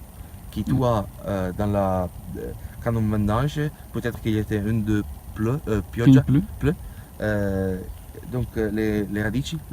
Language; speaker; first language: French; non-native, learner; Italian